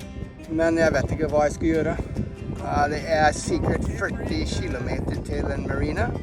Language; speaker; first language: Norwegian; non-native, fluent; English